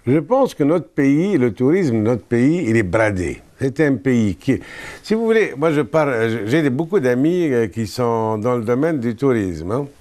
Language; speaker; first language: French; non-native, local second language; Arabic